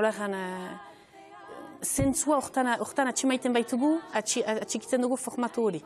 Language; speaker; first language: Basque; native; Basque